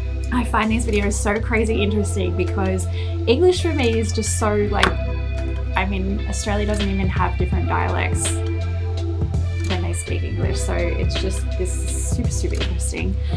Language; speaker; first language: English; native; English